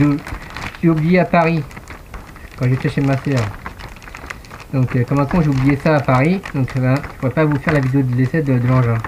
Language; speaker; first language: French; native; French